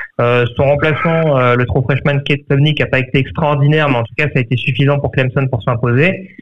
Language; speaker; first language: French; native; French